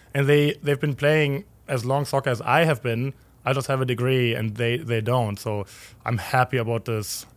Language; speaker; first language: English; non-native, fluent; German